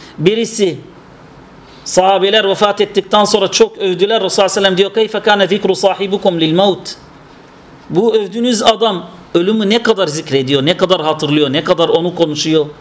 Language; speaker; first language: Turkish; non-native, fluent; Arabic